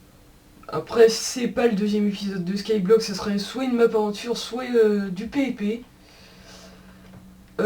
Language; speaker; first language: French; native; French